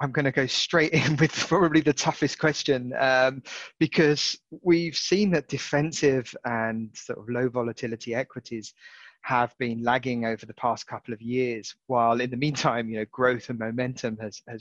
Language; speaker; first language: English; native; English